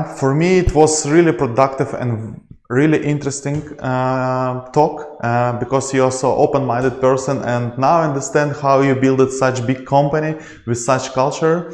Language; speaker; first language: English; non-native, learner; Ukrainian